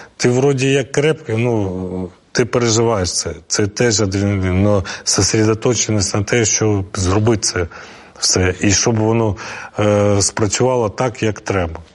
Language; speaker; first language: Ukrainian; non-native, local second language; Russian